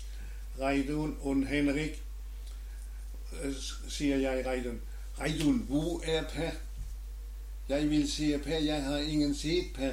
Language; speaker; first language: Danish; non-native, learner; German